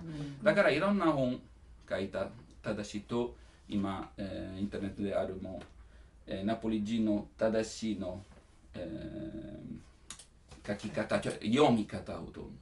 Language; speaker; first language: Japanese; non-native, learner; Italian